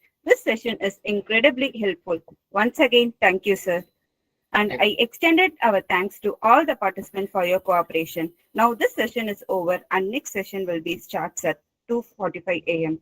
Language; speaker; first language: English; non-native, local second language; Tamil